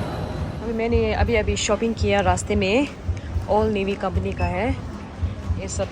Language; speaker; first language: Hindi; non-native, local second language; Tibetan